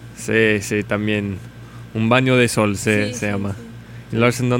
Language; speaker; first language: Spanish; non-native, learner; English